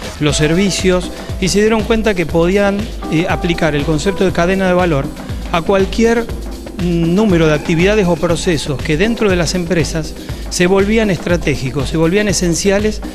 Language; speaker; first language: Spanish; native; Spanish